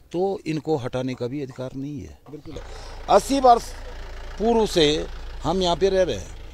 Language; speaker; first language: Hindi; native; Hindi